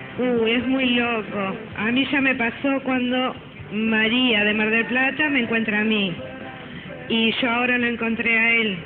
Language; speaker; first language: Spanish; native; Spanish